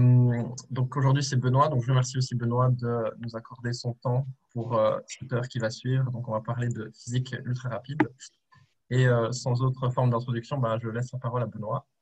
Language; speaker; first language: French; native; French